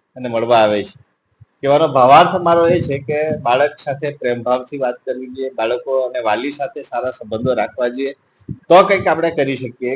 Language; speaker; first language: Gujarati; non-native, local second language; Gamit